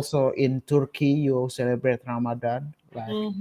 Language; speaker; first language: English; non-native, learner; Indonesian